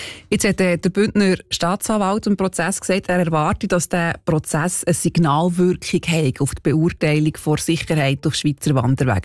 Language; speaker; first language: German; native; German